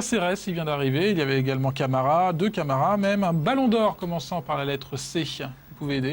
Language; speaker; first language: French; native; French